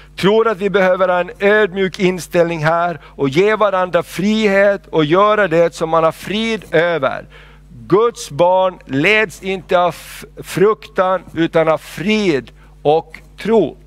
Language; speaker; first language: Swedish; non-native, fluent; Spanish